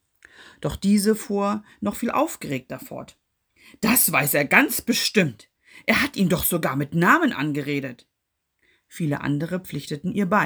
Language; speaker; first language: German; native; German